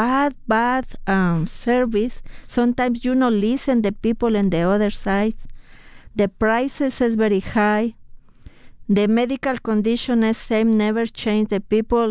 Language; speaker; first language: English; non-native, fluent; Spanish